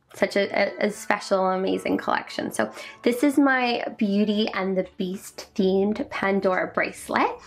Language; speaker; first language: English; native; English